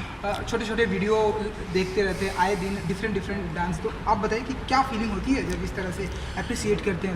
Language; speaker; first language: Hindi; native; Hindi